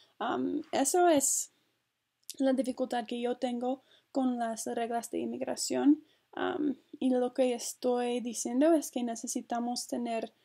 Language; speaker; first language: Spanish; non-native, fluent; English